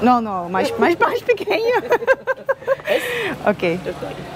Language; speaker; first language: Portuguese; non-native, learner; Dutch